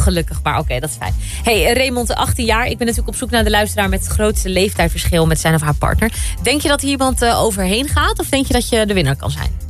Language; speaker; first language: Dutch; native; Dutch